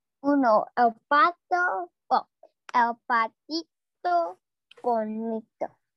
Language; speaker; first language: Spanish; non-native, learner; English